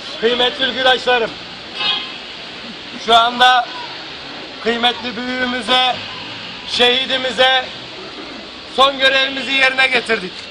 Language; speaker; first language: Turkish; native; Turkish